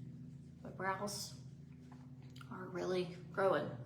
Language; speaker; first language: English; native; English